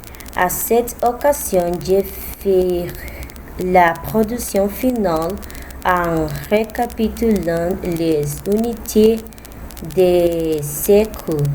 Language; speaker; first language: French; non-native, learner; Spanish